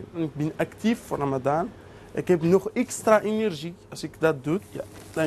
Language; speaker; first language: Dutch; non-native, learner; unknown